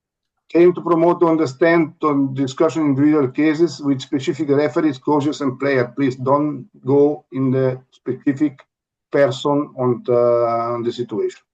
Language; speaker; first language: English; non-native, learner; Italian